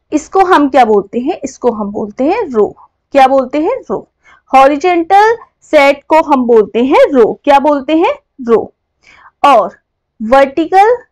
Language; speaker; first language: Hindi; native; Hindi